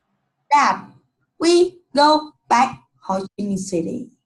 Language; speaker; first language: English; non-native, learner; Vietnamese